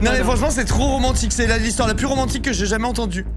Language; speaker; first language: French; native; French